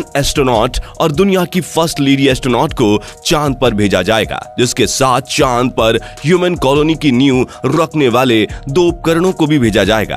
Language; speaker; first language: Hindi; native; Hindi